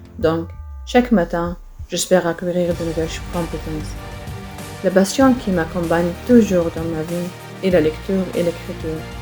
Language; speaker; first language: French; non-native, learner; Arabic